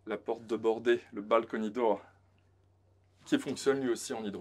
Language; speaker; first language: French; native; French